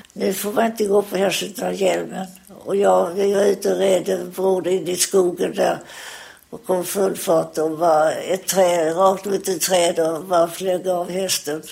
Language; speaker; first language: Swedish; native; Swedish